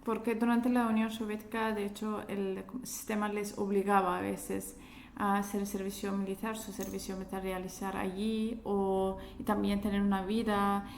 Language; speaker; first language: Spanish; non-native, fluent; Azerbaijani